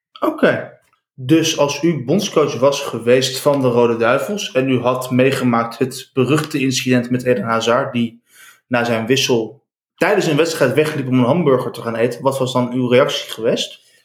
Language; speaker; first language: Dutch; native; Dutch